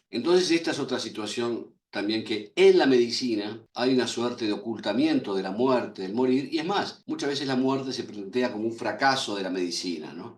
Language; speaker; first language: Spanish; native; Spanish